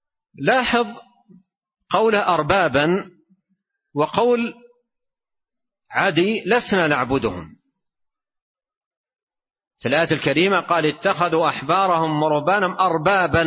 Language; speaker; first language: Arabic; native; Arabic